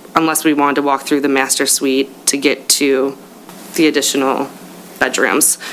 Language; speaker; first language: English; native; English